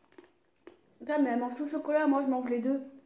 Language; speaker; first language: French; native; French